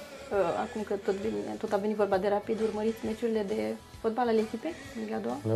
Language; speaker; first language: Romanian; native; Romanian